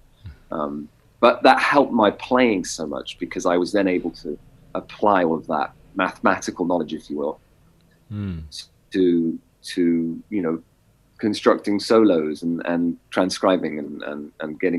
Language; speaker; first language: English; native; English